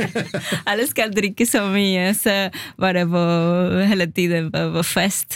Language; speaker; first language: Norwegian; non-native, fluent; Spanish